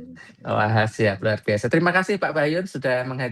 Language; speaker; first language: Indonesian; native; Indonesian